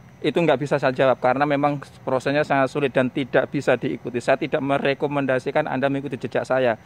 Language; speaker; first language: Indonesian; native; Indonesian